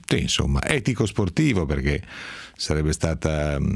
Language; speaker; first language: Italian; native; Italian